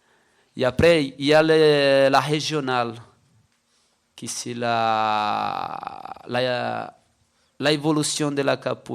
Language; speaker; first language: French; non-native, fluent; Portuguese